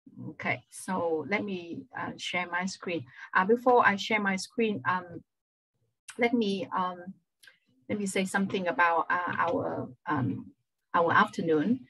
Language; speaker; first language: English; non-native, fluent; Vietnamese